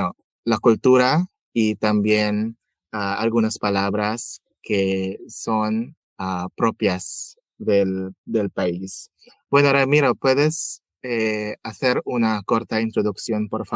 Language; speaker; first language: Spanish; non-native, fluent; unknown